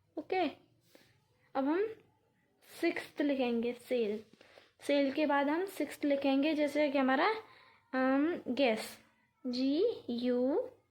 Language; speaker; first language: Hindi; native; Hindi